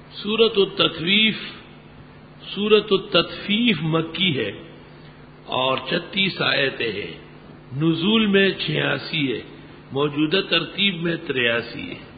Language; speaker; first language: Urdu; non-native, local second language; Pashto